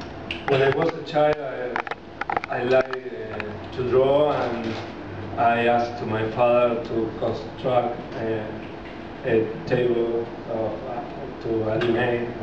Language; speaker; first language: English; non-native, learner; Spanish